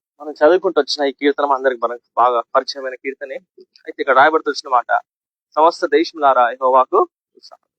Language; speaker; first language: Telugu; non-native, local second language; Kannada